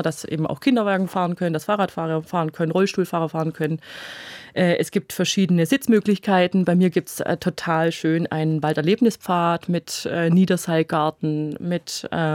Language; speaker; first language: German; native; German